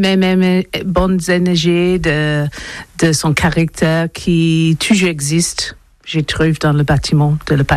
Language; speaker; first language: French; non-native, learner; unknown